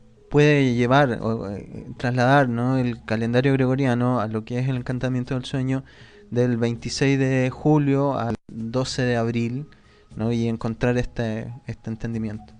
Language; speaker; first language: Spanish; native; Spanish